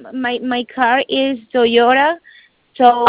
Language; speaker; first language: English; non-native, learner; Spanish